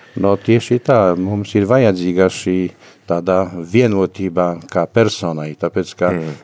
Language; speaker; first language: Latvian; non-native, fluent; Polish